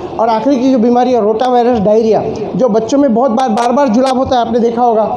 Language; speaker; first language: Hindi; non-native, local second language; Marathi